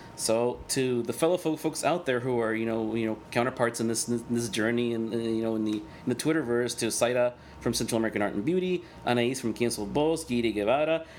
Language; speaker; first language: English; non-native, fluent; Spanish